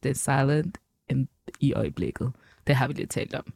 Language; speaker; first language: Danish; native; Danish